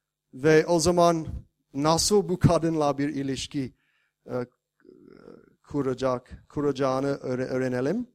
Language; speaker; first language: Turkish; non-native, fluent; English